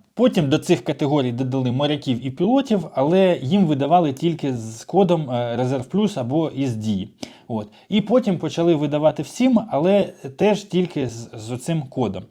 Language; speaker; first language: Ukrainian; non-native, local second language; Russian